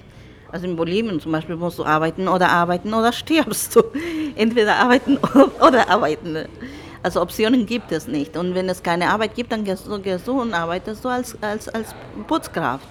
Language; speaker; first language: German; non-native, fluent; Spanish